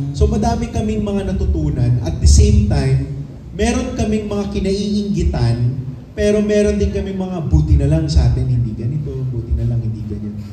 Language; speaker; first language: Filipino; native; Filipino